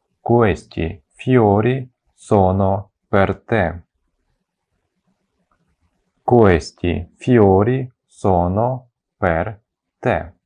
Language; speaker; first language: Italian; non-native, fluent; Ukrainian